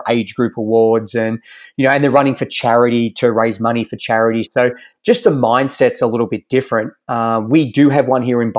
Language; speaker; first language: English; native; English